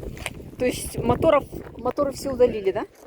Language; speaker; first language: Russian; native; Russian